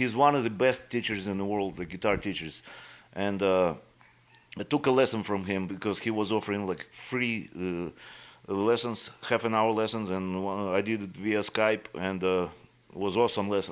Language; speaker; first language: English; non-native, fluent; Russian